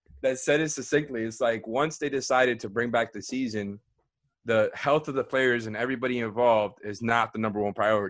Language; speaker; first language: English; native; English